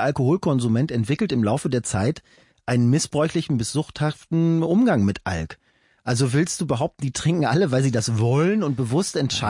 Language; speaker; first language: German; native; German